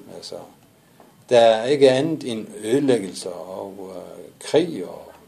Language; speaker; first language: Danish; non-native, fluent; Arabic